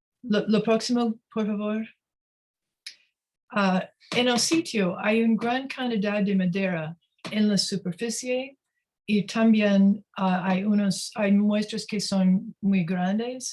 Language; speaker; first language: Spanish; non-native, learner; English